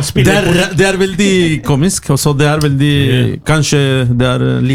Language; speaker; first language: Norwegian; non-native, learner; Spanish